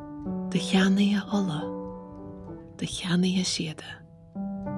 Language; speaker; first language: Irish; native; Irish